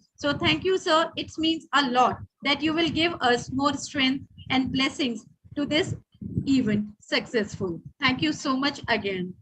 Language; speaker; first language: English; non-native, local second language; Hindi